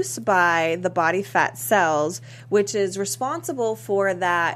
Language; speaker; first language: English; native; English